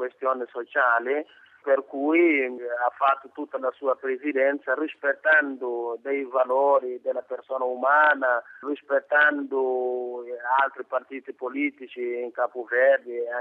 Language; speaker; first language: Italian; non-native, fluent; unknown